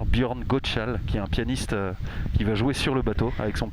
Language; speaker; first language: French; native; French